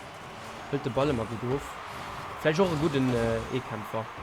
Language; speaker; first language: German; non-native, local second language; Luxembourgish